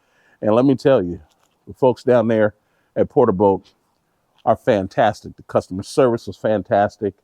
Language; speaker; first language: English; native; English